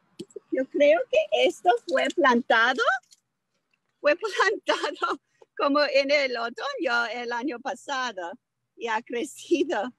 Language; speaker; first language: Spanish; non-native, fluent; English